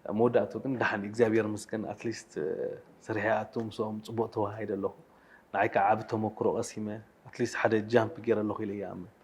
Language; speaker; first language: Tigrinya; native; Tigrinya